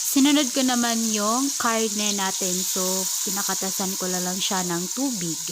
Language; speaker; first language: Filipino; non-native, local second language; Cebuano